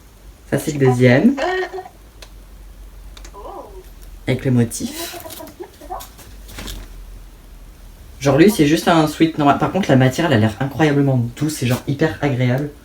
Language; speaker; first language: French; native; French